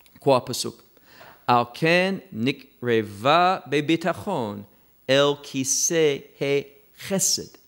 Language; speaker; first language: Hebrew; non-native, fluent; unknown